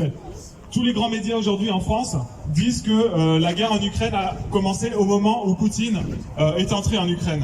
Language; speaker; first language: French; native; French